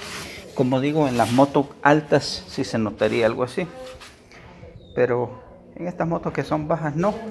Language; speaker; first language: Spanish; native; Spanish